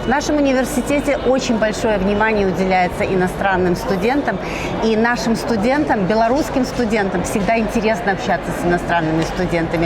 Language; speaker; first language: Russian; native; Russian